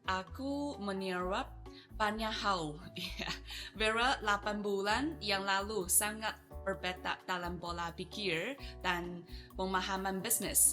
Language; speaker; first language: Indonesian; non-native, fluent; Chinese